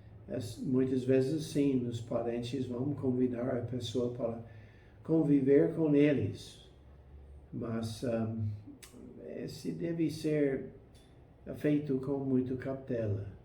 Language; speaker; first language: Portuguese; non-native, fluent; English